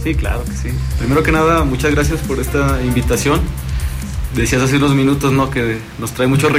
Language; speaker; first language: Spanish; native; Spanish